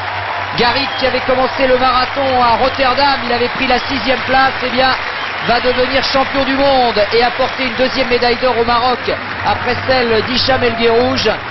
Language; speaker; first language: French; native; French